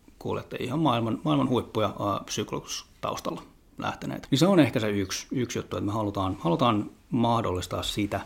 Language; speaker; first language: Finnish; native; Finnish